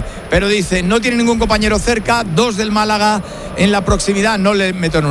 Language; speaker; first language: Spanish; native; Spanish